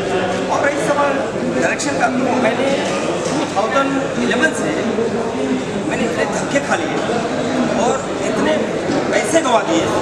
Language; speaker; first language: Hindi; native; Hindi